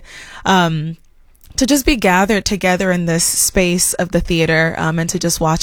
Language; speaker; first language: English; native; English